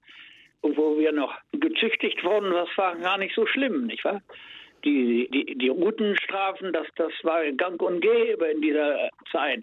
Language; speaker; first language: German; native; German